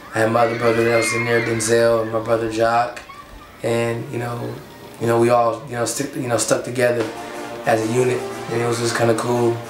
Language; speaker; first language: English; native; English